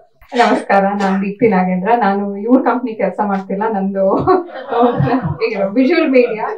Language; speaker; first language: Kannada; native; Kannada